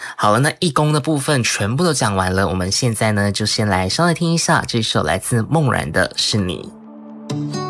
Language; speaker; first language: Chinese; native; Chinese